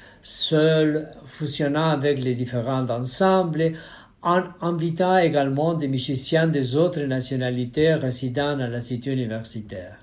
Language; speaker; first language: French; non-native, fluent; Spanish